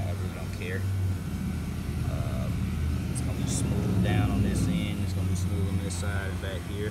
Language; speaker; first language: English; native; English